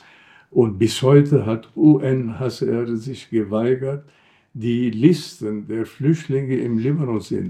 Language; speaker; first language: German; non-native, fluent; Arabic